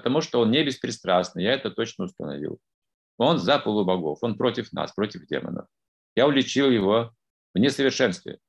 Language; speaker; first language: Russian; native; Russian